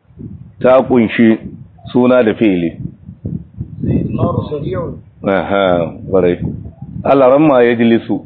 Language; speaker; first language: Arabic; non-native, fluent; Hausa